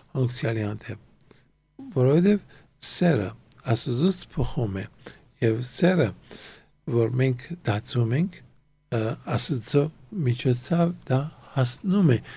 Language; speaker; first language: Armenian; early bilingual, heritage; Armenian